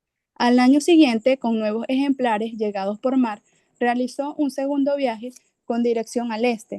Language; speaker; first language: Spanish; native; Spanish